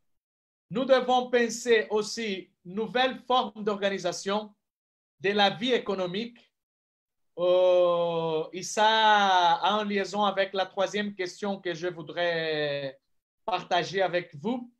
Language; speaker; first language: French; non-native, fluent; Portuguese